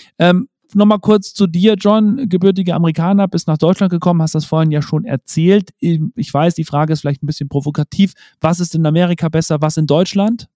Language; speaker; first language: German; native; German